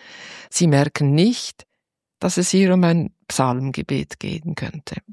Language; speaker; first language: German; native; German